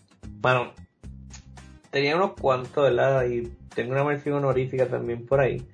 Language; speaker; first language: Spanish; native; Spanish